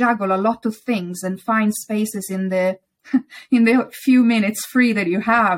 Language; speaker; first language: English; non-native, fluent; Italian